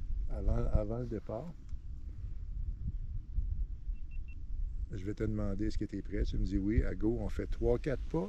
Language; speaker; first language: French; native; French